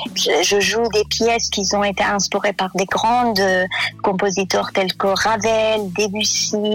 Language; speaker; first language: French; non-native, fluent; Persian